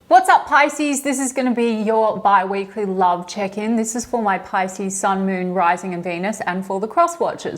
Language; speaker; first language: English; native; English